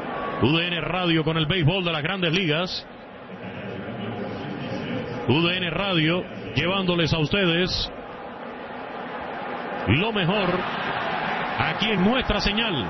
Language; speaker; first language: Spanish; native; Spanish